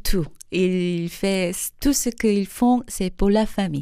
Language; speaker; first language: French; non-native, fluent; Korean